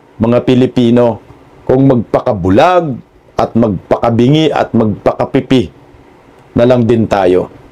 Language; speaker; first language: Filipino; non-native, local second language; Cebuano